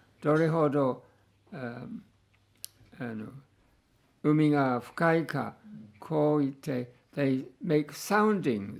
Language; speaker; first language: Japanese; non-native, fluent; English